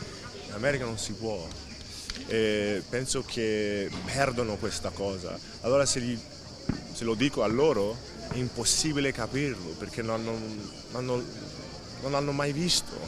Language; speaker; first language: Italian; early bilingual, other home language; English